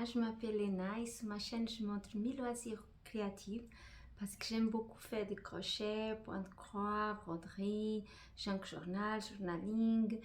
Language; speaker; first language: French; non-native, fluent; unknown